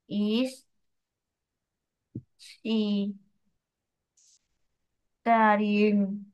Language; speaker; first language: English; non-native, learner; Vietnamese